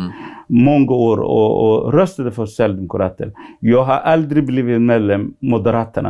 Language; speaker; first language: Swedish; non-native, fluent; Somali